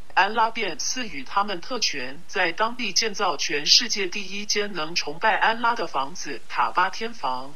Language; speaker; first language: Chinese; non-native, local second language; Cantonese